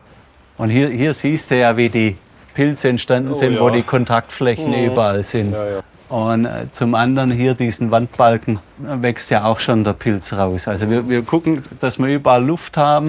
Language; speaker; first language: German; native; German